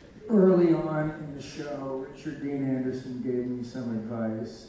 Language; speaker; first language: English; native; English